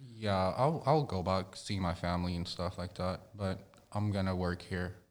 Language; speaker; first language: English; non-native, fluent; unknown